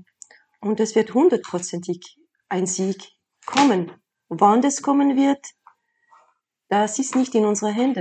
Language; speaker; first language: German; non-native, fluent; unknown